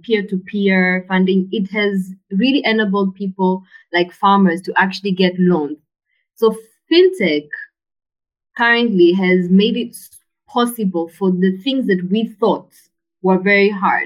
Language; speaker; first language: English; non-native, local second language; Swahili